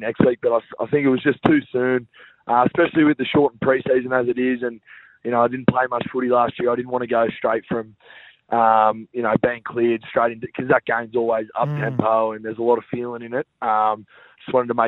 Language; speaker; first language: English; native; English